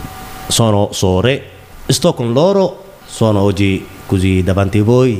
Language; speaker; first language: Italian; non-native, learner; Somali